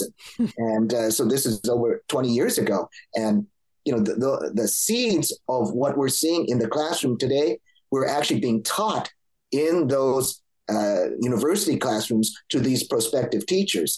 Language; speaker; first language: English; native; English